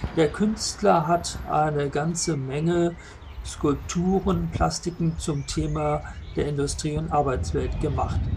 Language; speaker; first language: German; native; German